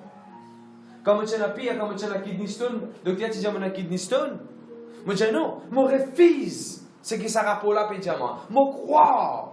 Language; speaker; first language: French; non-native, local second language; Morisyen